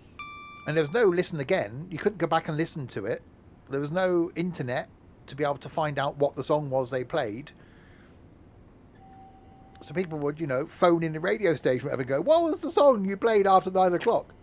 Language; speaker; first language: English; native; English